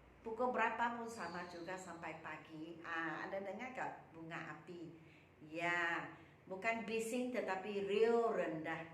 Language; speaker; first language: Malay; non-native, local second language; Chinese